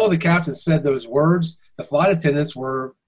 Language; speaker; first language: English; native; English